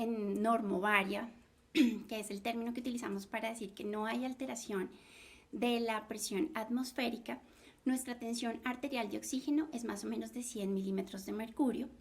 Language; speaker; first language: Spanish; native; Spanish